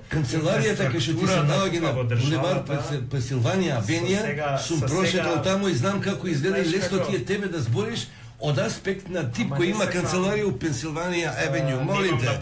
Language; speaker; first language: Macedonian; non-native, local second language; Albanian